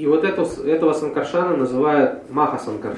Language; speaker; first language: Russian; native; Russian